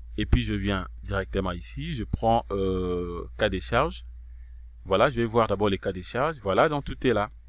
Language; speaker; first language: French; non-native, local second language; Kongo